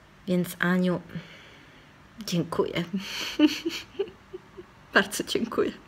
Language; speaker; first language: Polish; non-native, fluent; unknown